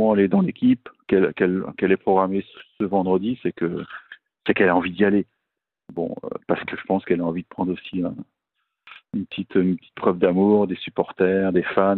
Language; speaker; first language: French; native; French